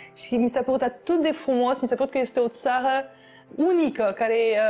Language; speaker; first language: Romanian; non-native, fluent; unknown